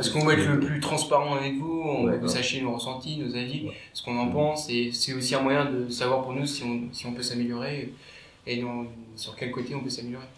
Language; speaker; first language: French; native; French